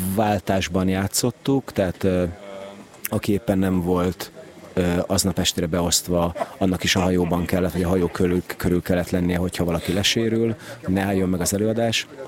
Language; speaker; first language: Hungarian; native; Hungarian